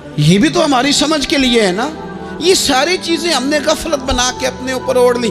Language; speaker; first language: Urdu; non-native, local second language; Punjabi